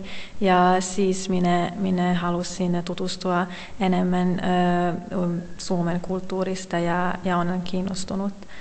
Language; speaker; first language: Finnish; non-native, learner; Hungarian